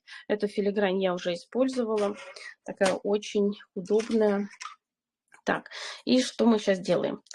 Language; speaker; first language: Russian; native; Russian